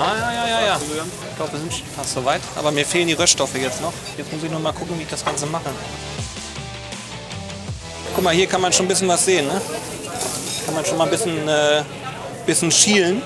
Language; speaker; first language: German; native; German